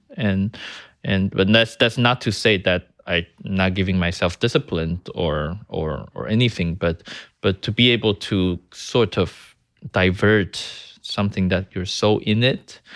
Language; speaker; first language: English; early bilingual, other home language; Chinese